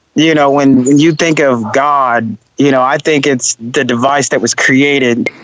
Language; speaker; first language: English; native; English